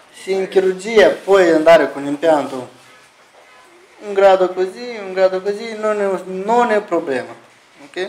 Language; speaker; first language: Italian; non-native, learner; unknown